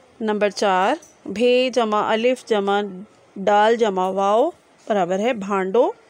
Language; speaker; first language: Urdu; non-native, local second language; Sindhi